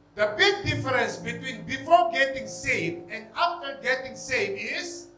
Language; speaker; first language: English; non-native, local second language; Filipino